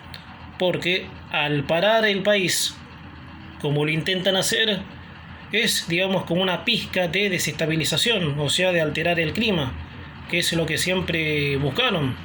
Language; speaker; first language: Spanish; native; Spanish